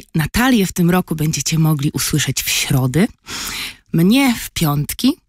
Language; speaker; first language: Polish; native; Polish